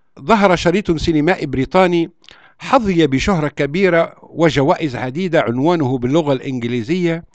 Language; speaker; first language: Arabic; native; Arabic